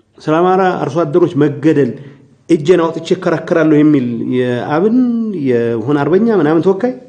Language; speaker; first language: Amharic; non-native, local second language; Tigrinya